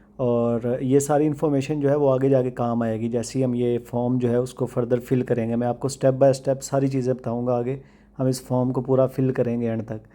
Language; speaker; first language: Urdu; non-native, local second language; Punjabi